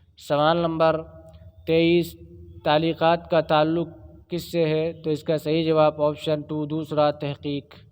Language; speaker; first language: Urdu; native; Urdu